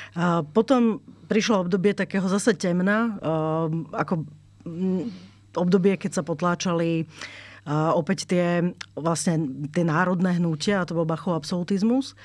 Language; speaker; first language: Slovak; native; Slovak